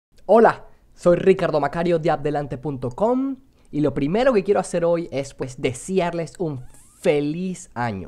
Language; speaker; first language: Spanish; native; Spanish